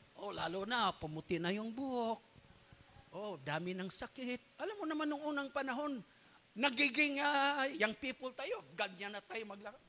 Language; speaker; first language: Filipino; non-native, local second language; Cebuano